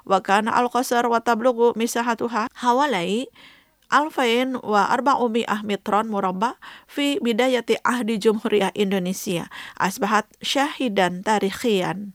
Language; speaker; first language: Arabic; non-native, fluent; Indonesian